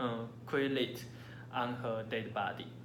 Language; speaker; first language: English; non-native, learner; Chinese